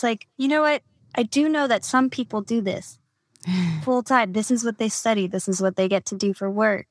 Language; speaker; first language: English; native; English